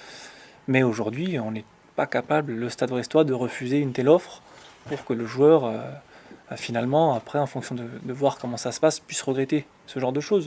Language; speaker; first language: French; native; French